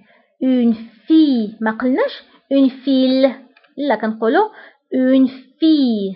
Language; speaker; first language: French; non-native, local second language; Arabic